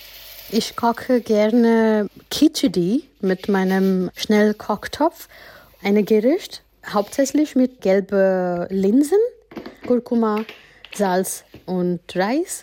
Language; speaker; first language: German; non-native, fluent; Gujarati